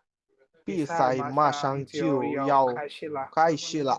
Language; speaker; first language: Chinese; non-native, learner; Bangla